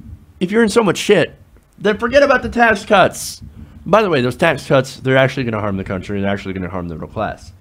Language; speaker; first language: English; native; English